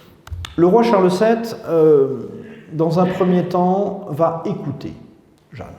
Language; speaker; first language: French; native; French